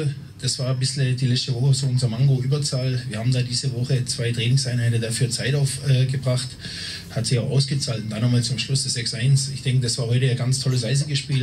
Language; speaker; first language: German; native; German